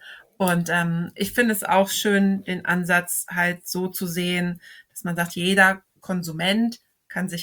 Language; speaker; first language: German; native; German